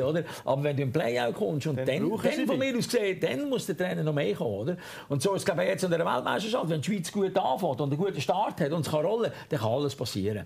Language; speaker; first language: German; native; German